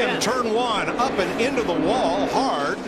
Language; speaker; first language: English; native; English